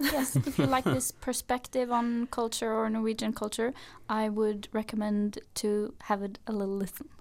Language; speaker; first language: English; non-native, fluent; Norwegian